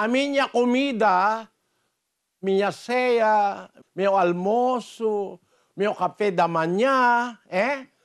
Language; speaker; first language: Portuguese; non-native, fluent; Filipino